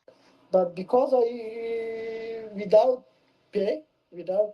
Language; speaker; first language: English; non-native, learner; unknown